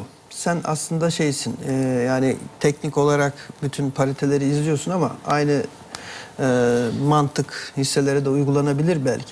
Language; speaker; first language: Turkish; native; Turkish